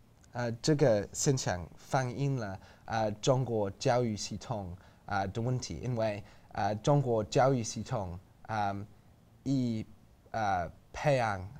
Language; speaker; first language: Chinese; non-native, learner; English